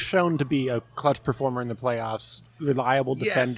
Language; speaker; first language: English; native; English